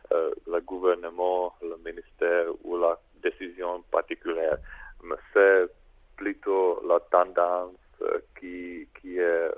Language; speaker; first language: French; non-native, fluent; Czech